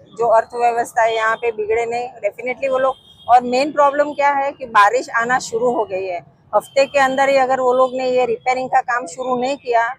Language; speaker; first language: Hindi; non-native, local second language; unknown